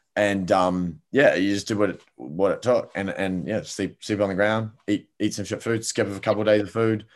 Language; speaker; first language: English; native; English